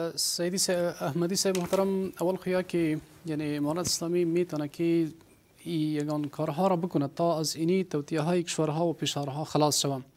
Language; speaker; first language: Persian; non-native, local second language; Pashto